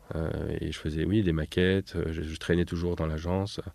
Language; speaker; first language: French; native; French